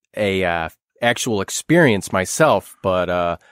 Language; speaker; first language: English; native; English